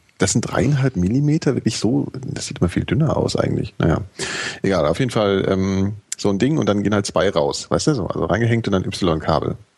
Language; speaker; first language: German; native; German